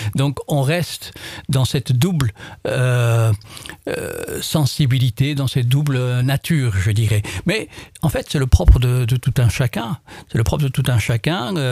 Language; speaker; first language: French; non-native, local second language; Arabic